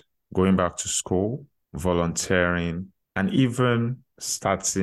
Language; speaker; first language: English; non-native, local second language; Yoruba